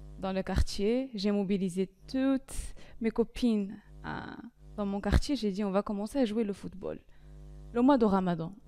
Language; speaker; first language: French; non-native, local second language; Arabic